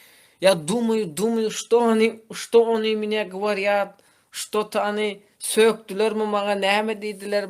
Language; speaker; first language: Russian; non-native, learner; Turkmen